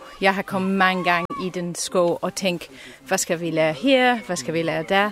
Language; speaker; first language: Danish; non-native, learner; English